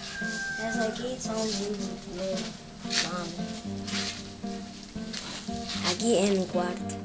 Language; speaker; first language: Portuguese; non-native, local second language; Makhuwa